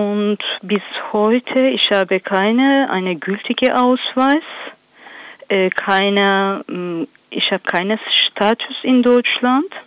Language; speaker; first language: German; non-native, learner; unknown